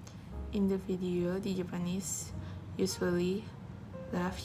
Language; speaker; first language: English; non-native, fluent; Indonesian